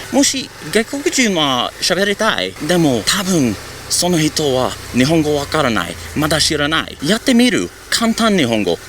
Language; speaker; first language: Japanese; non-native, learner; English